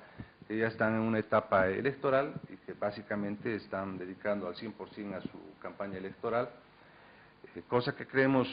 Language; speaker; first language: Spanish; native; Spanish